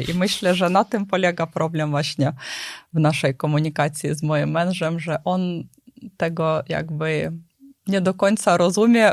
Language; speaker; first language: Polish; non-native, fluent; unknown